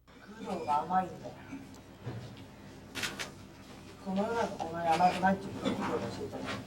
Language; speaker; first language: Japanese; native; Japanese